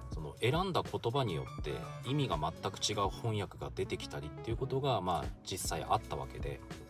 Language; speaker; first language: Japanese; native; Japanese